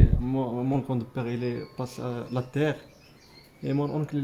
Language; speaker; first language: French; non-native, learner; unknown